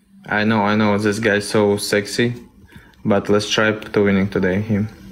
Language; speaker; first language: English; non-native, learner; Russian